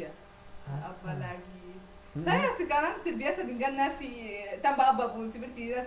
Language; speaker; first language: Indonesian; non-native, learner; Arabic